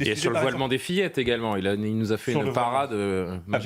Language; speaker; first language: French; native; French